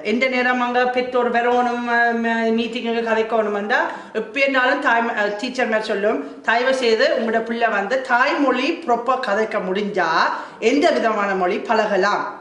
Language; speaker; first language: Tamil; non-native, fluent; German